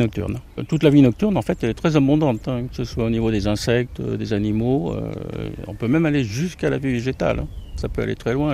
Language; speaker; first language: French; native; French